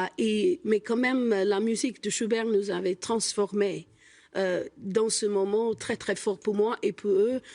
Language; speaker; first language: French; non-native, fluent; English